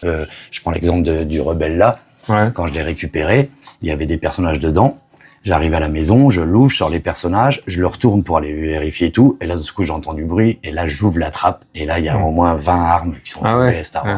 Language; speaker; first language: French; native; French